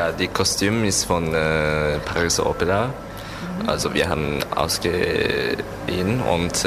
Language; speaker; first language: German; non-native, learner; Japanese